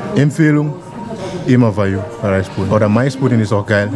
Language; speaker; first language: German; non-native, learner; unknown